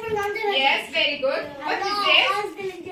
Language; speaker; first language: English; non-native, learner; Azerbaijani